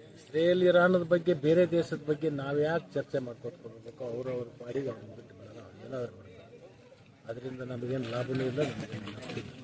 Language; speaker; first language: Kannada; native; Kannada